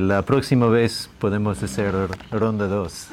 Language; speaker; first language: Spanish; non-native, fluent; English